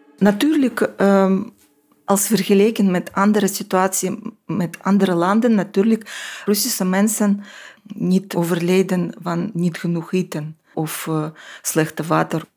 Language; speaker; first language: Dutch; non-native, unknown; Russian